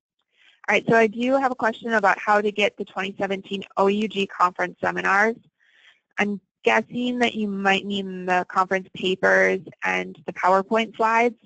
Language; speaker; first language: English; native; English